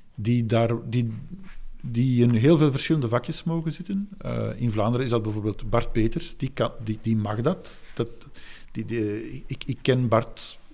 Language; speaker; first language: Dutch; native; Dutch